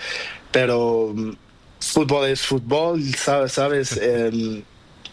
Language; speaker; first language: Spanish; non-native, learner; Portuguese